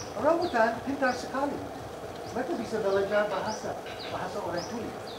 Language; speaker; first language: Indonesian; non-native, fluent; English